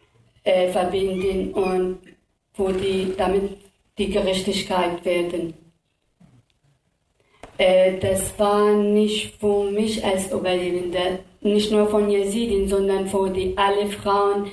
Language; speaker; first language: German; non-native, learner; Kurdish